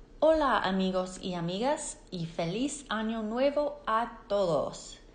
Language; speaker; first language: Spanish; non-native, fluent; English